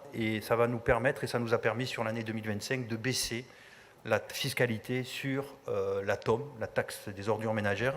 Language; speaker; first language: French; native; French